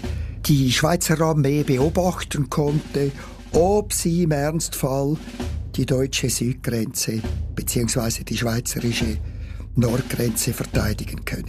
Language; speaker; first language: German; native; German